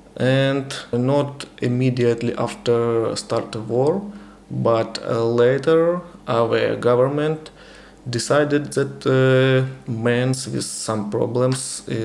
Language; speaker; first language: English; non-native, learner; Ukrainian